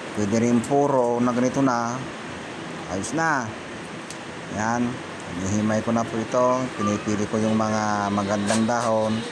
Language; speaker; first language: Filipino; non-native, local second language; Iloko